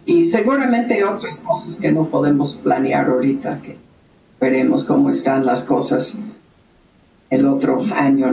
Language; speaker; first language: Spanish; native; Spanish